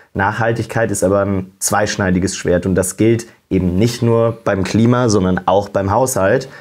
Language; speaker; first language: German; native; German